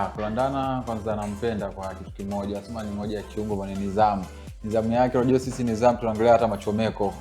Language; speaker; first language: Swahili; native; Swahili